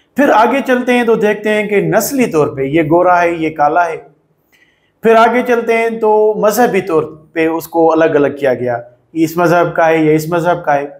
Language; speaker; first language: Urdu; non-native, local second language; Sindhi